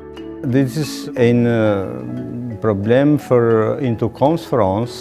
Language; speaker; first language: Dutch; non-native, learner; Albanian